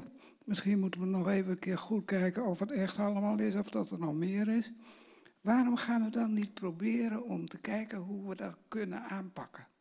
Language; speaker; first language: Dutch; native; Dutch